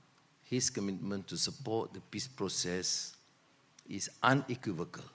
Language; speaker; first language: English; non-native, local second language; Malay